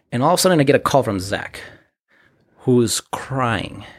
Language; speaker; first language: English; early bilingual, other home language; Spanish